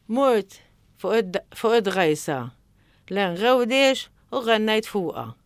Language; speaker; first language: Maltese; native; Maltese